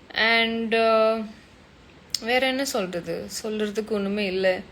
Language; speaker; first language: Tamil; non-native, fluent; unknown